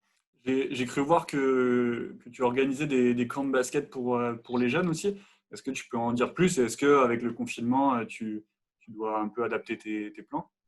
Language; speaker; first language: French; native; French